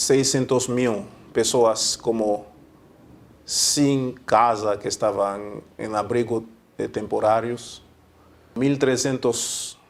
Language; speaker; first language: Portuguese; non-native, fluent; Haitian Creole